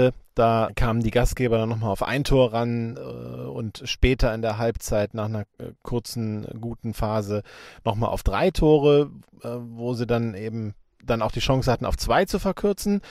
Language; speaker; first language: German; native; German